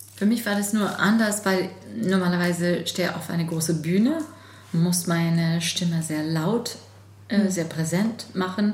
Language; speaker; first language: German; non-native, fluent; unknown